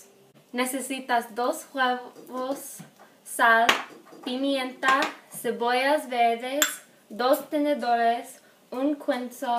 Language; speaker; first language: Spanish; non-native, learner; English